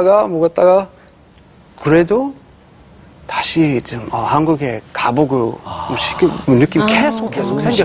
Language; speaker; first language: Korean; non-native, fluent; English